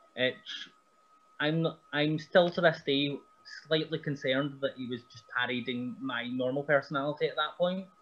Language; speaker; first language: English; native; English